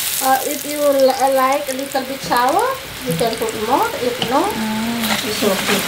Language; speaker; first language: English; non-native, learner; Indonesian